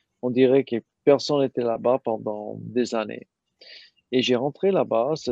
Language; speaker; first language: French; non-native, learner; English